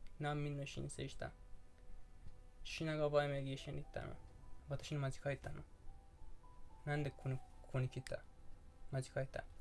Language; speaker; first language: Japanese; non-native, learner; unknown